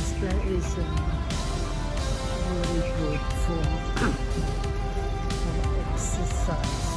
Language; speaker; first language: English; non-native, learner; Khmer